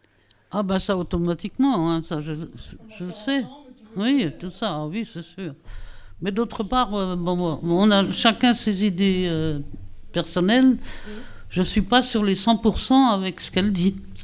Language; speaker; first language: French; native; French